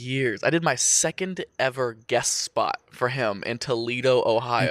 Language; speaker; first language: English; native; English